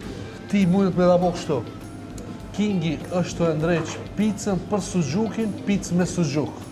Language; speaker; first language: Albanian; native; Albanian